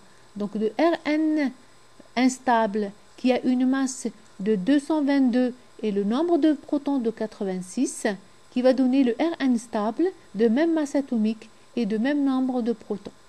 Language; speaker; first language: French; non-native, local second language; Arabic